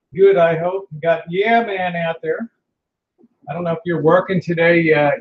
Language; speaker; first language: English; native; English